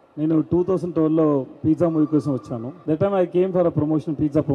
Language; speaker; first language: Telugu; non-native, learner; Tamil